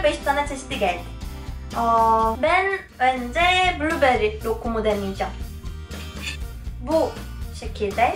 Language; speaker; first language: Turkish; non-native, fluent; Korean